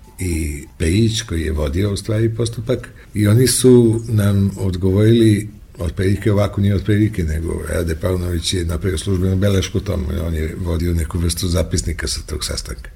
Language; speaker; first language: Serbian; native; Serbian